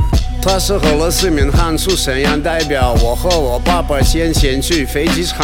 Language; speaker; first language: Chinese; non-native, learner; Russian